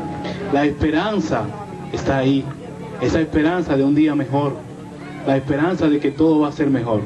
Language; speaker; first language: Spanish; native; Spanish